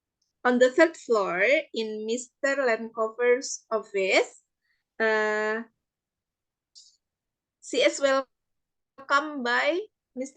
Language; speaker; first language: English; non-native, fluent; Indonesian